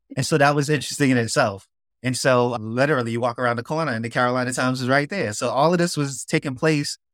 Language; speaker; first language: English; native; English